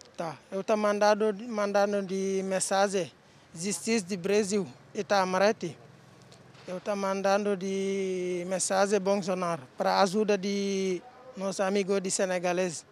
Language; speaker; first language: Portuguese; non-native, learner; Wolof